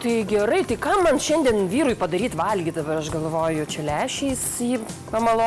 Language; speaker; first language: Lithuanian; native; Lithuanian